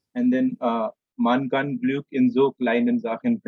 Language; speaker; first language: German; non-native, learner; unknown